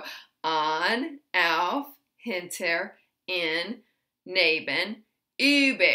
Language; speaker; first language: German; non-native, fluent; English